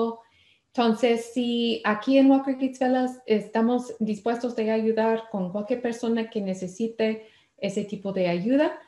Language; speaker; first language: Spanish; non-native, fluent; English